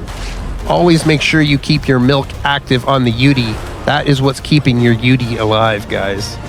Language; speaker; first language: English; native; English